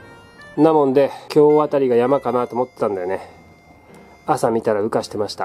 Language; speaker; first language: Japanese; native; Japanese